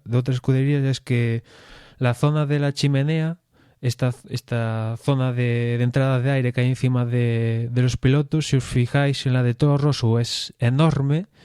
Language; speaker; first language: Spanish; native; Spanish